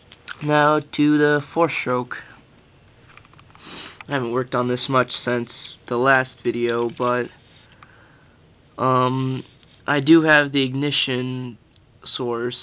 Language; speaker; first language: English; native; English